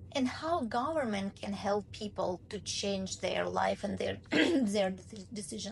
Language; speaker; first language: English; non-native, learner; Ukrainian